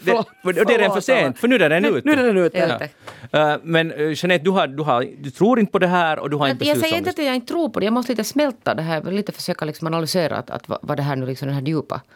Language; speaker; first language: Swedish; native; Swedish